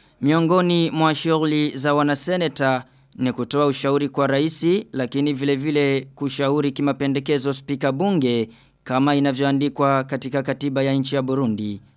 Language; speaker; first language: Swahili; non-native, local second language; Rundi